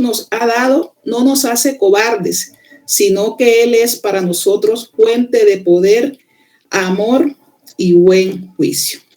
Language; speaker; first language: Spanish; native; Spanish